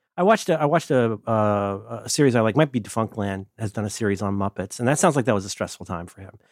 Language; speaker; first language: English; native; English